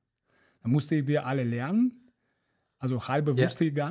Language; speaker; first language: German; non-native, fluent; Russian